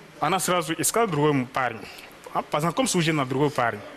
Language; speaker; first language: Russian; non-native, learner; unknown